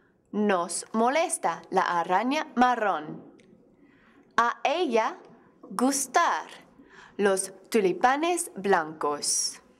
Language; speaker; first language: Spanish; non-native, fluent; English